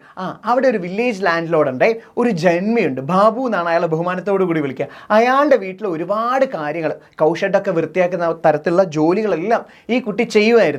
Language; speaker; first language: Malayalam; native; Malayalam